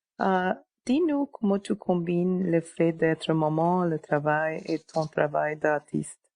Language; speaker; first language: French; non-native, learner; English